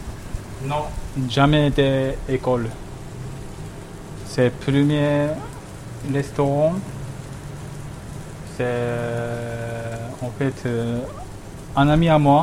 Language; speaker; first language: French; non-native, fluent; Japanese